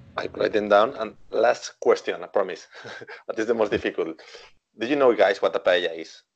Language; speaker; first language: English; non-native, fluent; Spanish